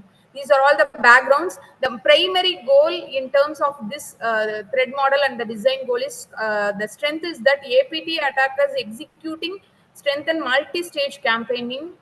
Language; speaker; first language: English; non-native, local second language; Tamil